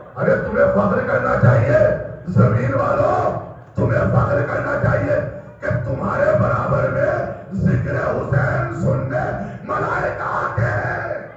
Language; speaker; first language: Urdu; native; Urdu